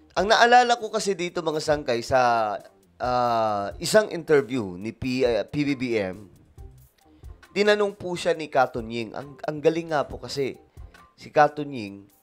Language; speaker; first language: Filipino; native; Filipino